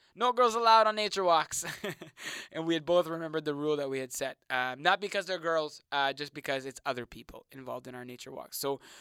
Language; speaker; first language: English; native; English